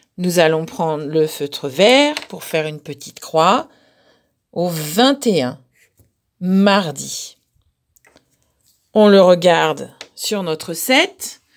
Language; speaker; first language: French; native; French